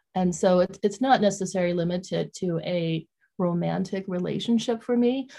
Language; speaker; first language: English; early bilingual, other home language; Vietnamese